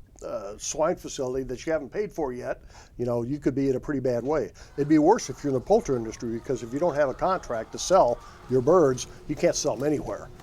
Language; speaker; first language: English; native; English